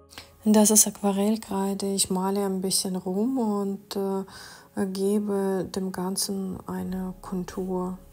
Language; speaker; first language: German; non-native, fluent; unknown